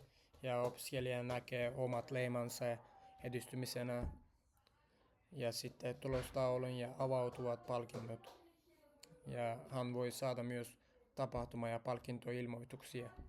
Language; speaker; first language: Finnish; non-native, learner; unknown